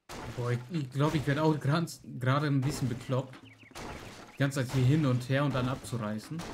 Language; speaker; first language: German; native; German